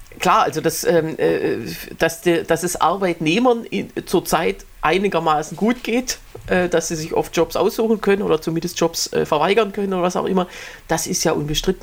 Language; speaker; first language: German; native; German